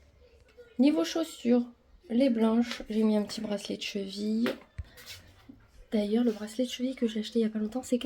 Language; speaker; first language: French; native; French